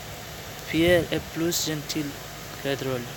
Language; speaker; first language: French; non-native, learner; Spanish